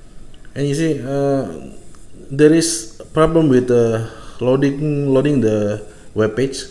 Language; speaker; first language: English; non-native, fluent; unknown